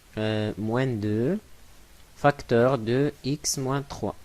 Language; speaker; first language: French; non-native, local second language; Arabic